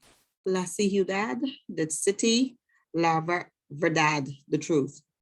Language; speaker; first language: Spanish; non-native, learner; English